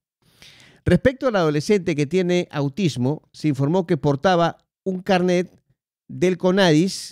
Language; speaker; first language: Spanish; native; Spanish